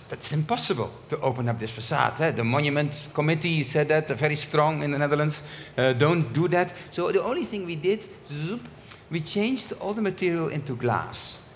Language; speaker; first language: English; non-native, fluent; Dutch